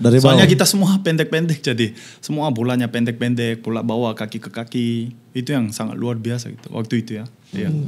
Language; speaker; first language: Indonesian; non-native, fluent; Korean